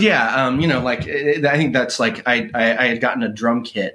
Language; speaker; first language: English; native; English